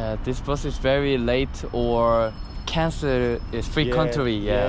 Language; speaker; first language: English; non-native, learner; Korean